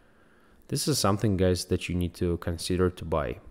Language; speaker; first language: English; non-native, fluent; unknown